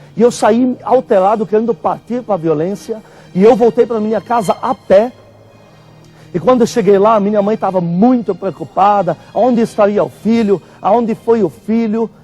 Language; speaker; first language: Portuguese; non-native, fluent; Arabic